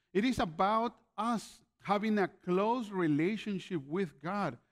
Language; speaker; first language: English; non-native, fluent; Spanish